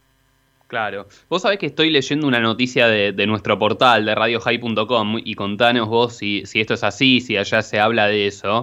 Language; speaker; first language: Spanish; native; Spanish